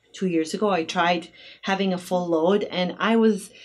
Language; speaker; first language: English; non-native, fluent; Bosnian